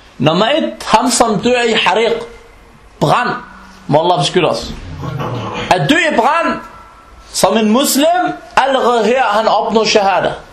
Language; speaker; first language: Danish; non-native, fluent; Arabic